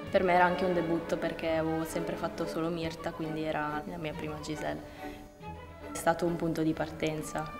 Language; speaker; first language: Italian; native; Italian